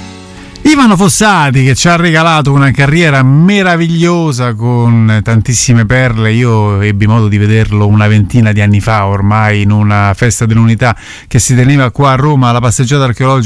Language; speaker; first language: Italian; native; Italian